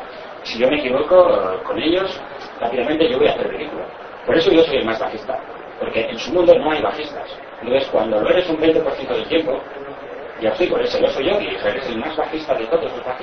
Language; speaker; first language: Spanish; native; Spanish